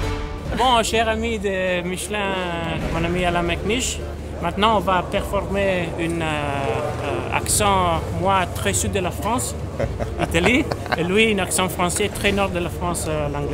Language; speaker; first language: French; non-native, fluent; Italian